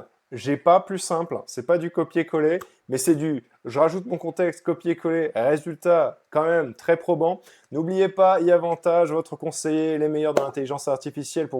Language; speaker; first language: French; native; French